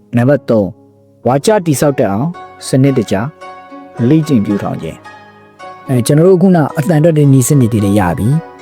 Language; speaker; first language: Burmese; native; Burmese